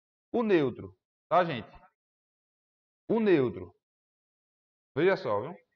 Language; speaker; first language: Portuguese; native; Portuguese